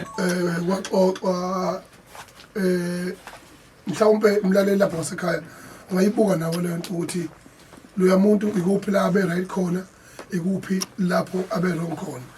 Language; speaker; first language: Zulu; native; Zulu